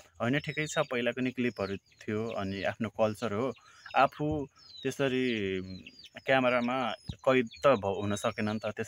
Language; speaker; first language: Nepali; non-native, local second language; Dangaura Tharu